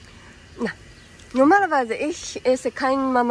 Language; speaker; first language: German; non-native, learner; Japanese